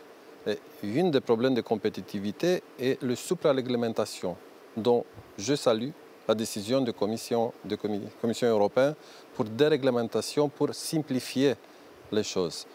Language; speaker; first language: French; non-native, learner; Romanian